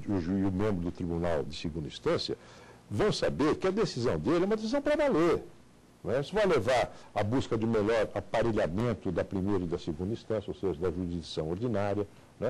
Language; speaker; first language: Portuguese; native; Portuguese